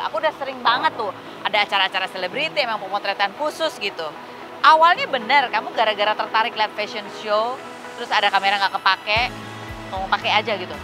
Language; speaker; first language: Indonesian; native; Indonesian